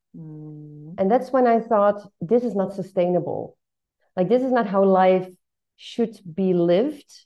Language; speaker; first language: English; non-native, fluent; Dutch